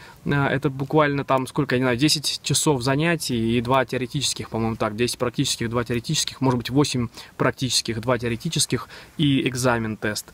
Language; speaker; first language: Russian; native; Russian